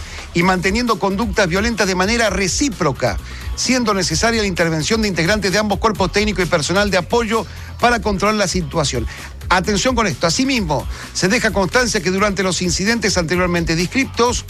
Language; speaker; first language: Spanish; native; Spanish